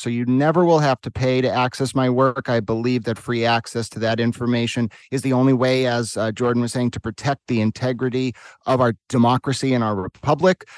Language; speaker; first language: English; native; English